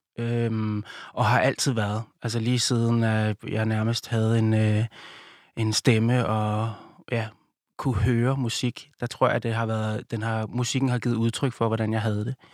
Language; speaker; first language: Danish; native; Danish